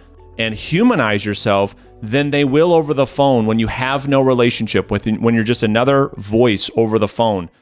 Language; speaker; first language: English; native; English